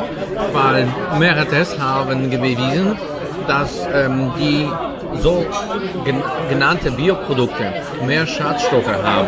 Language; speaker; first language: German; non-native, fluent; Polish